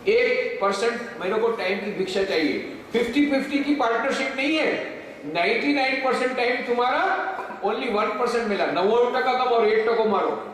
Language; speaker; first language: Hindi; non-native, local second language; Gujarati